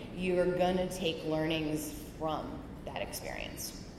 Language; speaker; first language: English; native; English